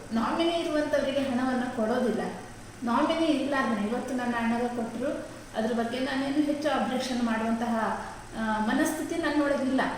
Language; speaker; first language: Kannada; native; Kannada